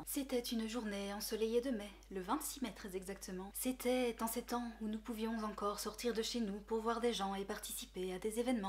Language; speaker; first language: French; native; French